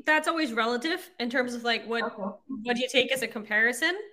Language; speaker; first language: English; non-native, fluent; German